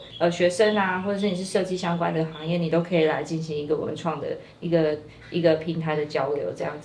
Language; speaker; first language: Chinese; native; Chinese